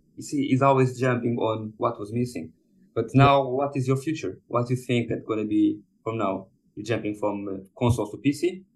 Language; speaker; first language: English; non-native, fluent; Portuguese